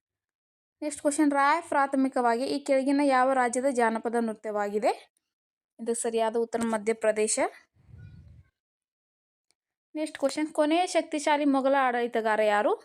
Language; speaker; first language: Kannada; native; Kannada